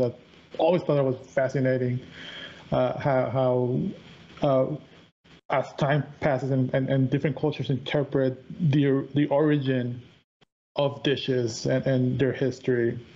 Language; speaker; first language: English; native; English